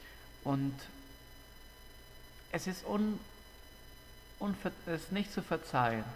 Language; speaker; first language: German; non-native, fluent; Spanish